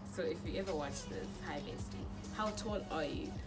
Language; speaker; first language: English; non-native, local second language; Xhosa